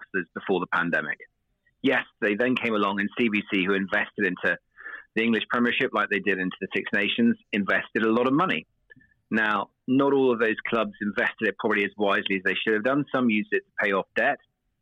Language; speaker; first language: English; native; English